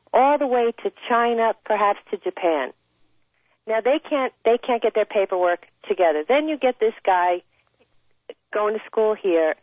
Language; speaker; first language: English; native; English